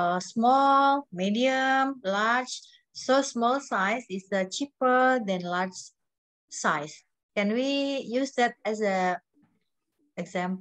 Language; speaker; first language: English; non-native, learner; Indonesian